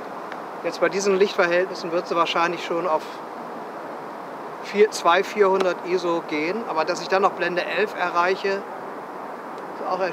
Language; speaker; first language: German; native; German